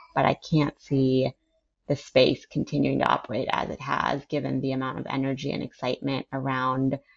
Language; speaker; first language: English; early bilingual, other home language; Spanish